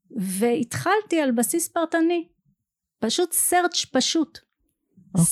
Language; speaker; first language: Hebrew; native; Hebrew